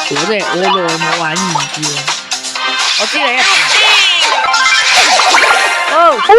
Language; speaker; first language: Chinese; early bilingual, heritage; Cantonese